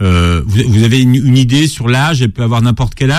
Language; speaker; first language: French; native; French